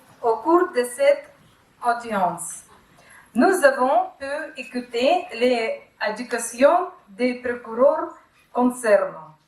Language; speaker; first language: French; non-native, learner; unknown